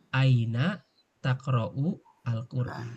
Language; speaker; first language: Arabic; non-native, fluent; Indonesian